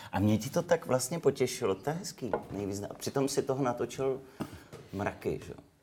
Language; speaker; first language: Czech; native; Czech